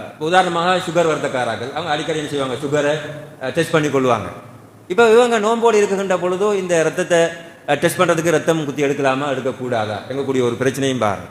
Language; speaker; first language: Tamil; native; Tamil